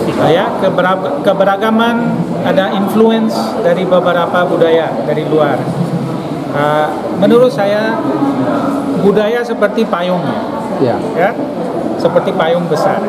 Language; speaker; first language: Indonesian; non-native, fluent; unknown